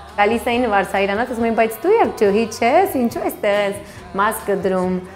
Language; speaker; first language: Armenian; early bilingual, heritage; Armenian